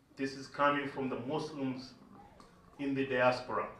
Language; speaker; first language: English; non-native, local second language; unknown